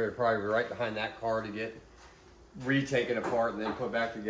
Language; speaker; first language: English; native; English